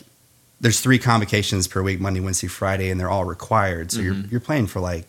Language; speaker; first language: English; native; English